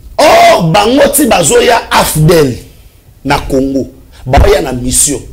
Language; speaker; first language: Lingala; non-native, local second language; Swahili